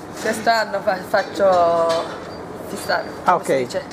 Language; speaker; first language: Italian; non-native, learner; Hungarian